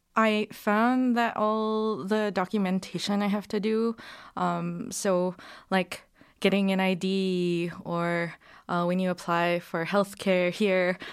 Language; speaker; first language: English; native; English